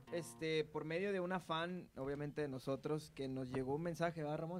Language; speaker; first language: Spanish; native; Spanish